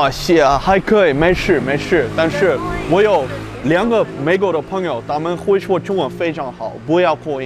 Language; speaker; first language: Chinese; non-native, learner; Dutch